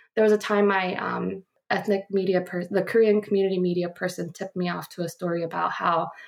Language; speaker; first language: English; early bilingual, other home language; Korean